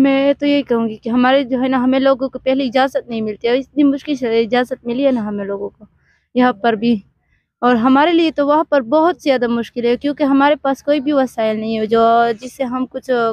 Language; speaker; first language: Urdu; non-native, local second language; Pashto